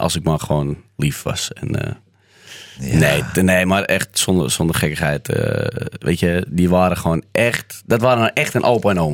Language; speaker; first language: Dutch; native; Dutch